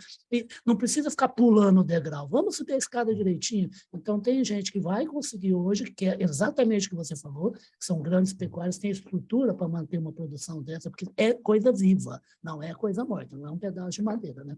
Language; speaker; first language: Portuguese; native; Portuguese